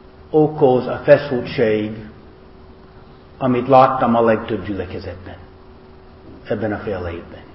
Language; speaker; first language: Hungarian; non-native, learner; English